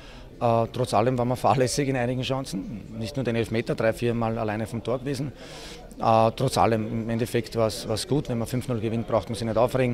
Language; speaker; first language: German; native; German